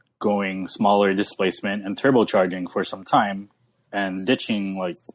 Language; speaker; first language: English; native; English